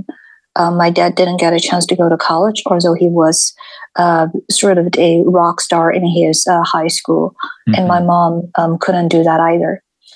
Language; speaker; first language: English; non-native, fluent; Chinese